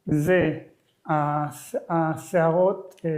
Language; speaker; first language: Hebrew; native; Hebrew